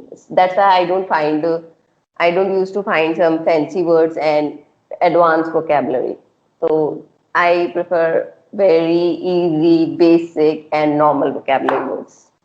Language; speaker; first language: English; non-native, local second language; Hindi